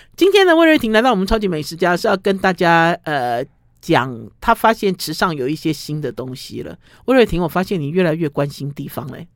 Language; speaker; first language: Chinese; native; Chinese